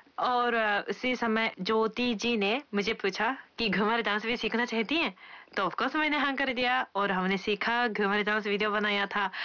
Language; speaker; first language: Hindi; non-native, fluent; Japanese